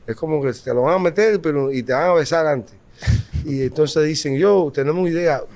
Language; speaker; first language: Spanish; early bilingual, heritage; Spanish